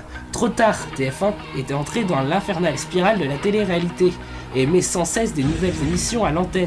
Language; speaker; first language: French; native; French